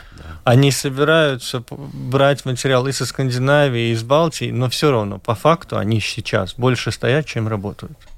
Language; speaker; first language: Russian; non-native, local second language; Latvian